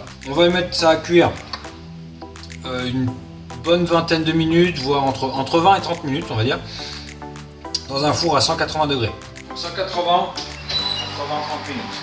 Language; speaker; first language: French; native; French